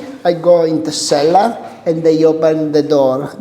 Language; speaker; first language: English; non-native, learner; Italian